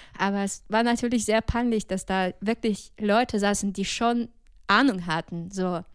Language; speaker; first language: German; non-native, fluent; Ukrainian